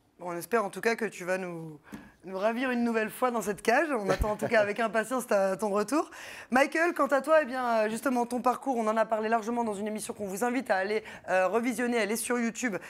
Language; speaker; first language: French; native; French